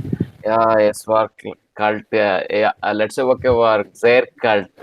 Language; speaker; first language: German; non-native, learner; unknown